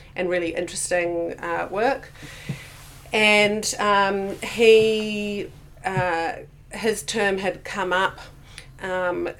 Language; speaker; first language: English; native; English